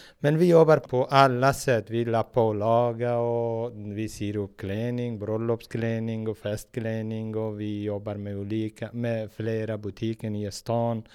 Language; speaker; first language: Swedish; non-native, learner; Persian